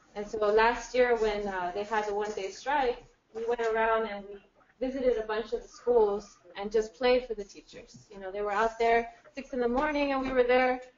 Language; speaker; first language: English; native; English